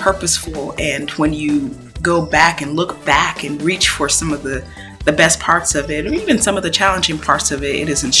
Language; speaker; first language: English; early bilingual, other home language; Akan